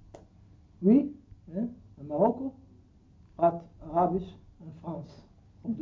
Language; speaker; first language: Dutch; non-native, learner; Arabic